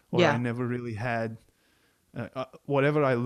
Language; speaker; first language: English; non-native, fluent; Turkish